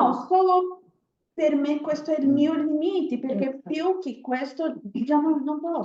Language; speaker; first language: Italian; non-native, learner; Portuguese